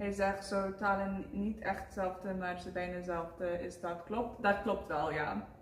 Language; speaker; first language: Dutch; non-native, learner; Afrikaans